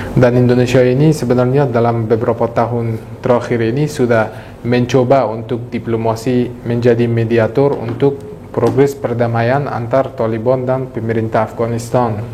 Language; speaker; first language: Indonesian; non-native, fluent; Persian